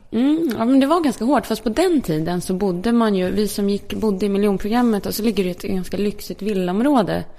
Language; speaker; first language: Swedish; early bilingual, other home language; Polish